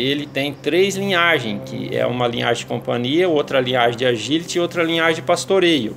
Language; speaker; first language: Portuguese; native; Portuguese